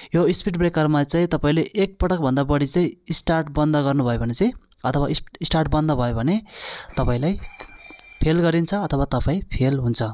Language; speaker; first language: Nepali; non-native, local second language; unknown